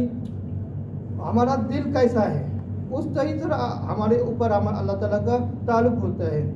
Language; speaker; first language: Hindi; non-native, fluent; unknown